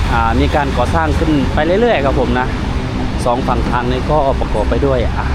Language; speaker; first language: Thai; non-native, fluent; Lao